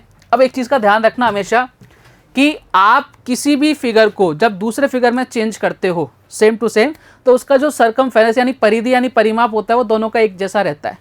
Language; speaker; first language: Hindi; native; Hindi